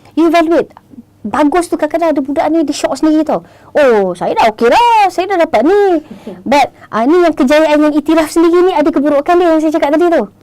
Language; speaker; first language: Malay; native; Malay